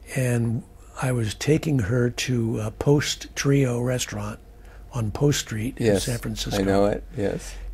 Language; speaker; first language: English; native; English